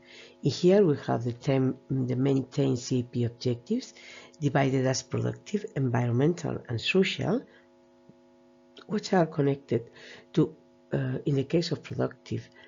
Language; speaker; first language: English; non-native, fluent; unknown